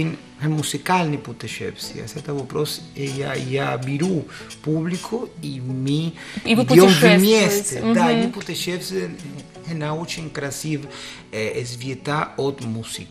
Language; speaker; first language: Russian; non-native, learner; Spanish